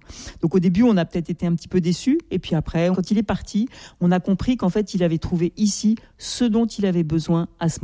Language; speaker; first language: French; native; French